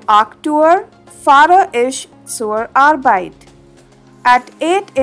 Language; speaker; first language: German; non-native, fluent; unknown